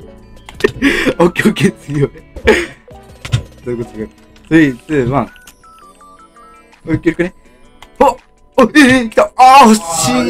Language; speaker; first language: Japanese; native; Japanese